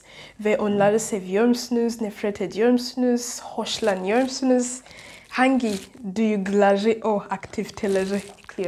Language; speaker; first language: Turkish; non-native, fluent; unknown